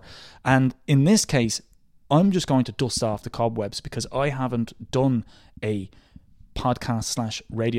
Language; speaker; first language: English; native; English